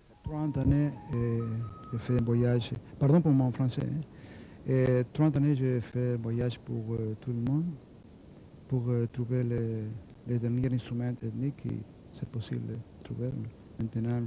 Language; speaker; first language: French; non-native, learner; Spanish